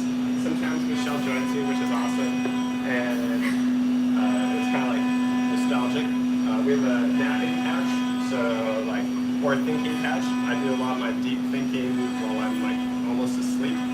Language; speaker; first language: English; native; English